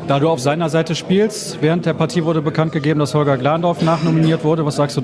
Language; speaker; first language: German; native; German